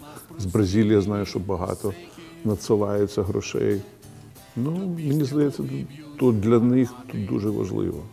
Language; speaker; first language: Ukrainian; non-native, local second language; Russian